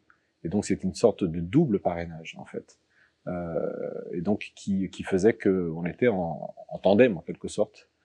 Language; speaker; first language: French; native; French